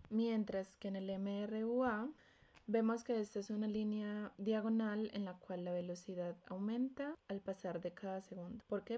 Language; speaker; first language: Spanish; native; Spanish